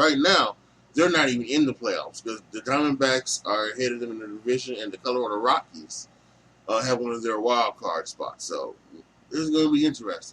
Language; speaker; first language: English; native; English